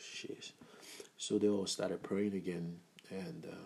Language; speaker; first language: English; non-native, local second language; Igbo